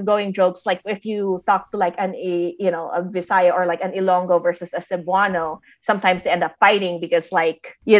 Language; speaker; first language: English; native; English